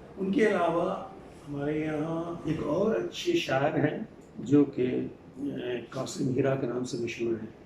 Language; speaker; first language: Urdu; non-native, fluent; Morisyen